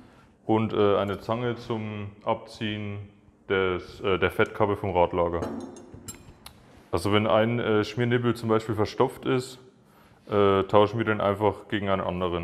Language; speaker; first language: German; native; German